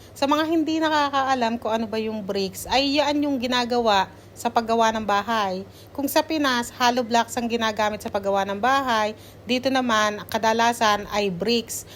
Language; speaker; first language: Filipino; native; Filipino